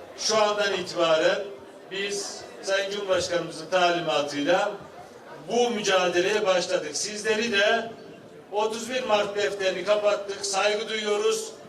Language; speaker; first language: Turkish; native; Turkish